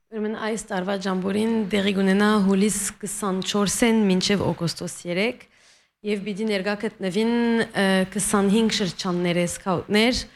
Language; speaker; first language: Armenian; early bilingual, heritage; Armenian